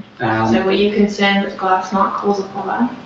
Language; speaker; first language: English; native; English